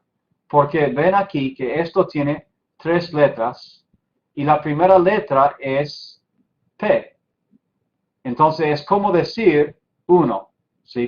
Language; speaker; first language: Spanish; non-native, fluent; English